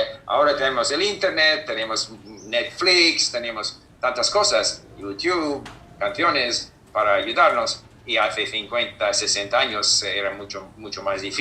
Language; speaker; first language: Spanish; non-native, fluent; English